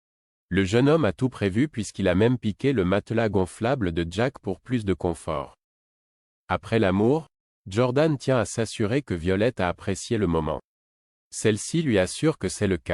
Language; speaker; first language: French; native; French